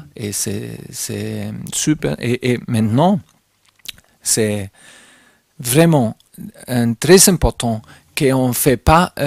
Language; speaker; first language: French; non-native, fluent; German